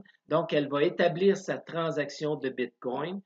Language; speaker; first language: French; native; French